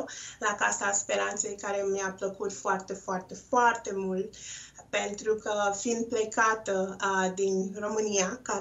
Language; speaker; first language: Romanian; non-native, local second language; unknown